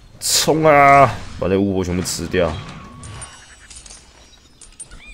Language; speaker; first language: Chinese; native; Chinese